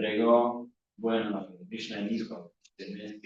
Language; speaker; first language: Spanish; non-native, learner; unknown